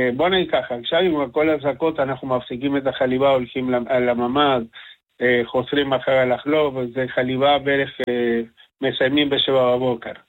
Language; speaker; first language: Hebrew; non-native, fluent; Spanish